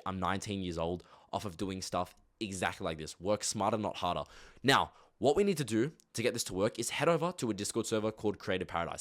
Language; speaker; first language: English; native; English